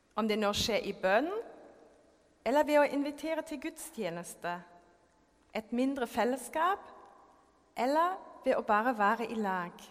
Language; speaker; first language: Norwegian; non-native, fluent; German